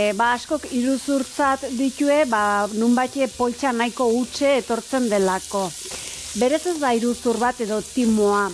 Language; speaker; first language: Basque; native; Basque